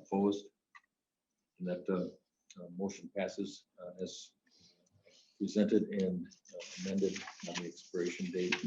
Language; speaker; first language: English; native; English